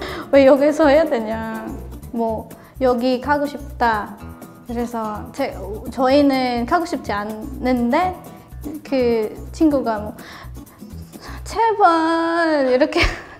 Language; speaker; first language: Korean; non-native, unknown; Filipino